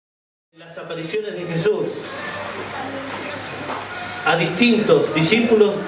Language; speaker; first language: Spanish; native; Spanish